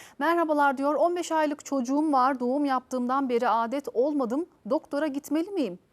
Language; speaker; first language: Turkish; native; Turkish